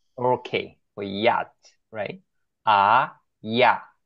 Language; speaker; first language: English; non-native, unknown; Korean